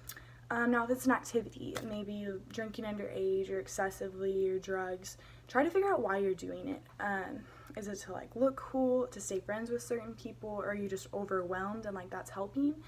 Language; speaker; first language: English; native; English